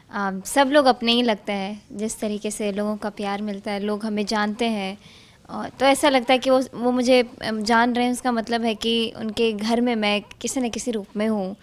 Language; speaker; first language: Hindi; native; Hindi